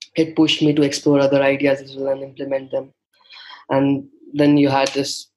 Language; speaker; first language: English; non-native, local second language; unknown